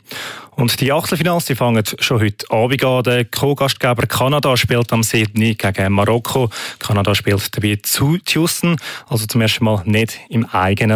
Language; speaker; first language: German; native; German